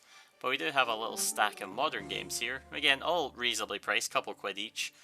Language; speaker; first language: English; native; English